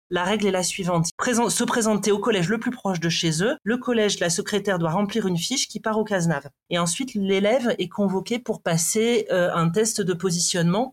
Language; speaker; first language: French; native; French